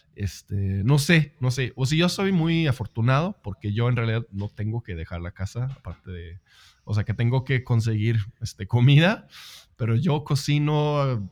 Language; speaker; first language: Spanish; non-native, fluent; Swedish